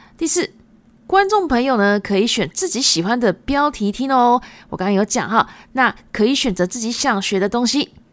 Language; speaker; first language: Chinese; early bilingual, other home language; Japanese